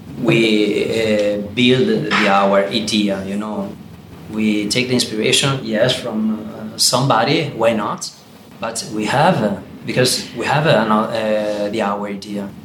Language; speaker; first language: English; non-native, learner; Italian